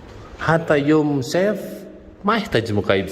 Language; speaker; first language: Arabic; non-native, learner; Indonesian